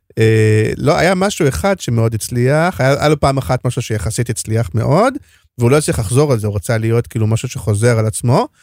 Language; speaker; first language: Hebrew; native; Hebrew